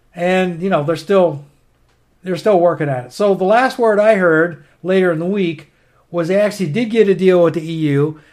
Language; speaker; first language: English; native; English